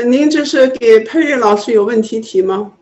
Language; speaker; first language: Chinese; native; Chinese